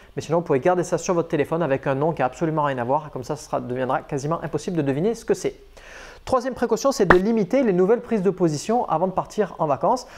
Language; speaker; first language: French; native; French